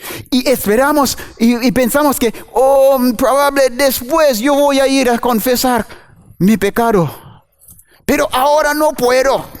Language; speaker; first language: Spanish; non-native, learner; English